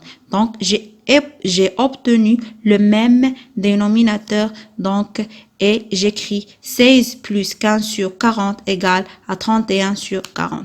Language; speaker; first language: French; non-native, local second language; Arabic